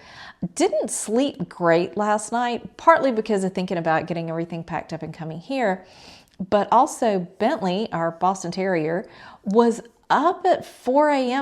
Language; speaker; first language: English; native; English